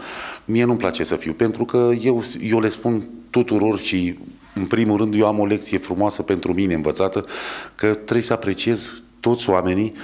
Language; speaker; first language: Romanian; native; Romanian